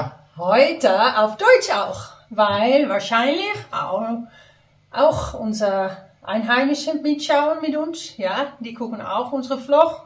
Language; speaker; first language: German; non-native, learner; Dutch